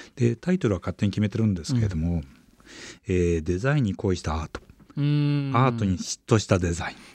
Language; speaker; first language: Japanese; native; Japanese